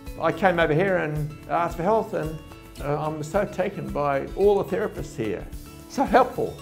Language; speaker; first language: English; native; English